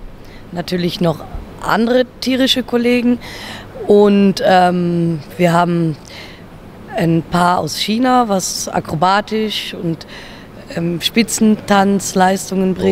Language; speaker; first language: German; native; German